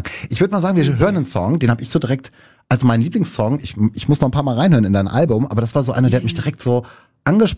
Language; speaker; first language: German; native; German